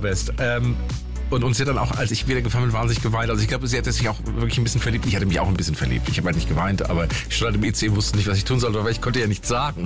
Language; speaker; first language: German; native; German